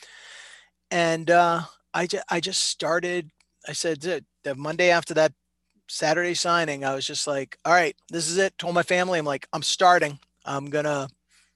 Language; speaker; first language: English; native; English